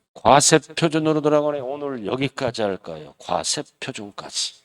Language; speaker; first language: Korean; native; Korean